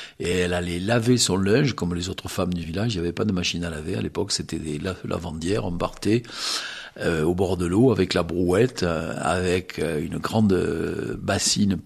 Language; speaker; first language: French; native; French